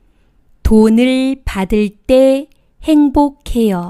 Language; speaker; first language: Korean; non-native, fluent; Thai